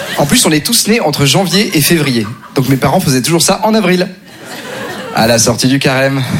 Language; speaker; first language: French; native; French